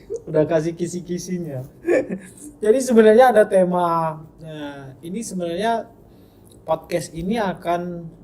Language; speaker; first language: Indonesian; native; Indonesian